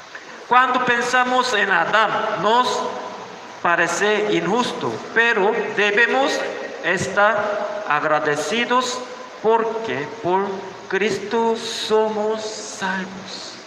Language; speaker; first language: Spanish; non-native, learner; Korean